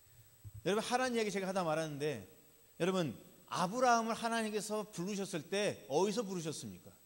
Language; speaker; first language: Korean; native; Korean